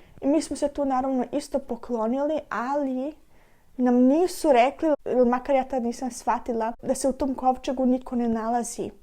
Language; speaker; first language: Bosnian; early bilingual, heritage; Serbian